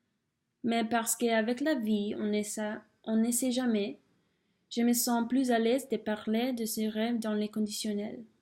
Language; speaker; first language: French; non-native, fluent; English